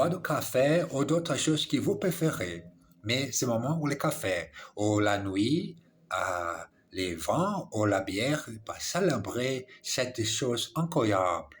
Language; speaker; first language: French; non-native, learner; English